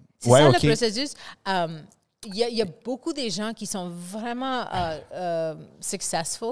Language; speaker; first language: French; non-native, fluent; English